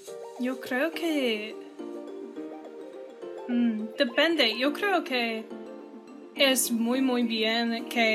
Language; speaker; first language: Spanish; non-native, learner; English